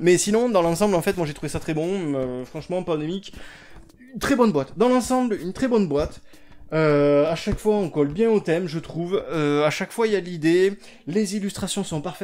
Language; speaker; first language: French; native; French